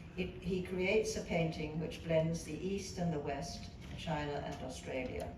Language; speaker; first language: English; native; English